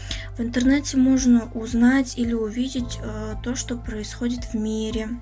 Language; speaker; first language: Russian; non-native, local second language; Kazakh